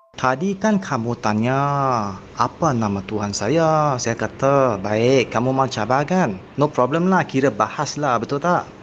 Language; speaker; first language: Malay; non-native, local second language; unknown